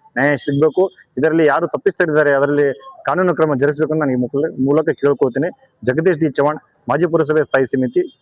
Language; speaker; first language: Kannada; non-native, local second language; Lambadi